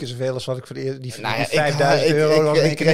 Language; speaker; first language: Dutch; native; Dutch